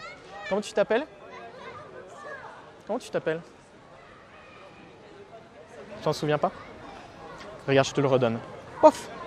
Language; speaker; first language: French; native; French